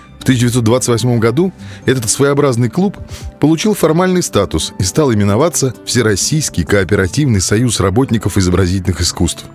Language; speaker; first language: Russian; native; Russian